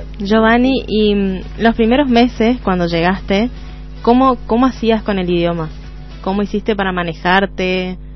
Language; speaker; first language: Spanish; native; Spanish